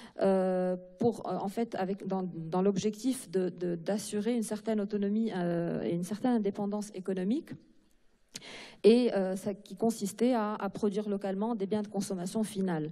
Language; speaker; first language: French; non-native, local second language; Arabic